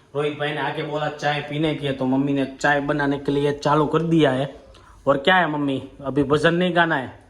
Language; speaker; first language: Hindi; non-native, local second language; Gujarati